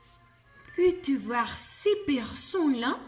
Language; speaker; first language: French; non-native, learner; Spanish